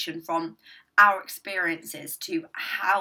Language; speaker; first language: English; native; English